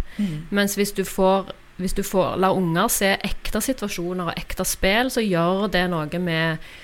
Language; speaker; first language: Norwegian; native; Norwegian